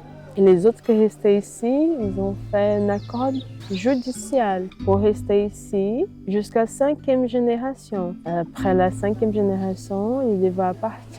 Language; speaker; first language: French; non-native, learner; Portuguese